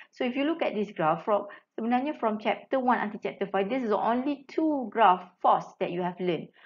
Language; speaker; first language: English; non-native, local second language; Malay